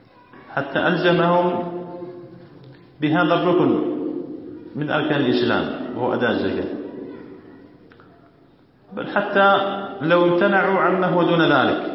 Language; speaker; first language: Arabic; native; Arabic